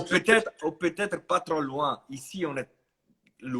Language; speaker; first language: French; non-native, fluent; Italian